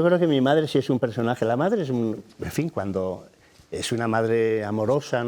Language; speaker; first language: Spanish; native; Spanish